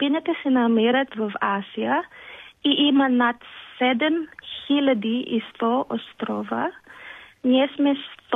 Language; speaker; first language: Bulgarian; non-native, learner; Filipino